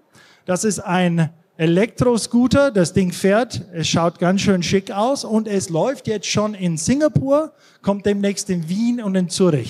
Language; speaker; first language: German; non-native, fluent; English